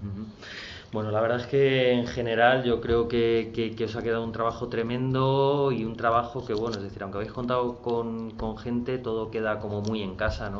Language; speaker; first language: Spanish; native; Spanish